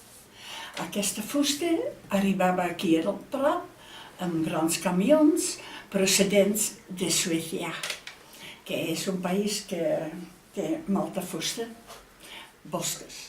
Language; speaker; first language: Catalan; non-native, fluent; Dutch